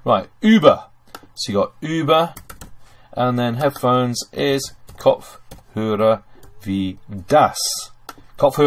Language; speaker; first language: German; non-native, fluent; English